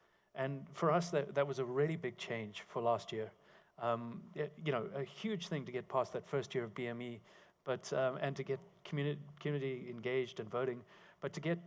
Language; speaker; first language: English; native; English